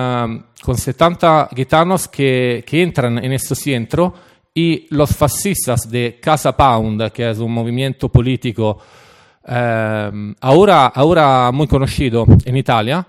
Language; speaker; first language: Spanish; non-native, fluent; Italian